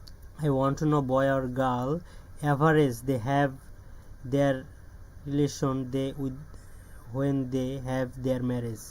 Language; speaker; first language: English; non-native, learner; Bangla